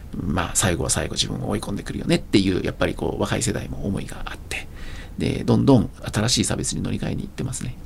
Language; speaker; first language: Japanese; native; Japanese